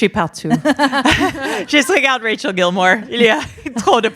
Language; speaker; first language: French; non-native, fluent; English